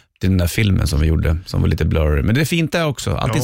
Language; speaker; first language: Swedish; native; Swedish